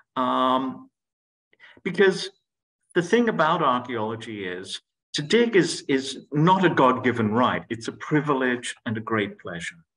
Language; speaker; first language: English; non-native, local second language; Greek